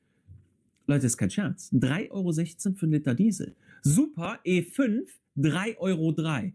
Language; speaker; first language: German; native; German